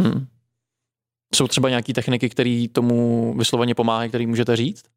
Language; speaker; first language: Czech; native; Czech